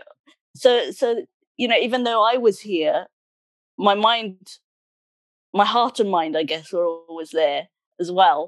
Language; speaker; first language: English; native; English